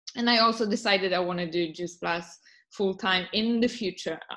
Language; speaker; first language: English; non-native, fluent; Polish